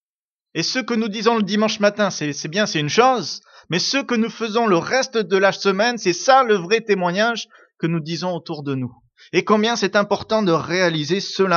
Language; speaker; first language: French; native; French